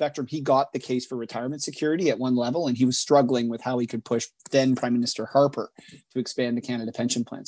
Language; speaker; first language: English; native; English